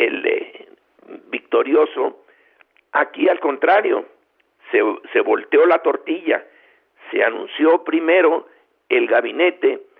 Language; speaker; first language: Spanish; native; Spanish